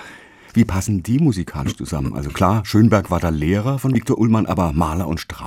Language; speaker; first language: German; native; German